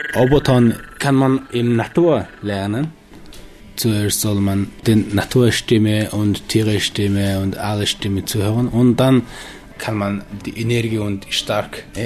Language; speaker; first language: German; non-native, learner; Mongolian